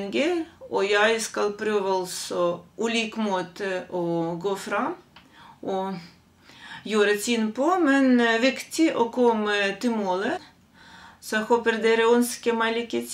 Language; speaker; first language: Norwegian; non-native, fluent; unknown